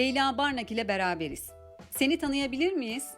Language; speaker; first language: Turkish; native; Turkish